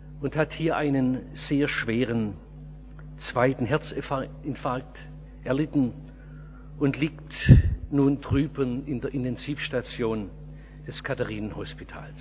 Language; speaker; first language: German; native; German